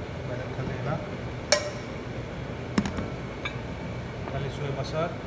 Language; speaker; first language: Arabic; non-native, learner; Urdu